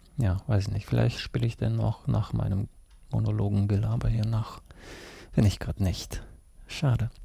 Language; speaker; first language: German; early bilingual, other home language; Russian